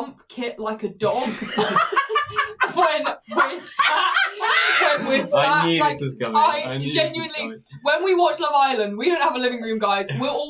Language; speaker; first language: English; native; English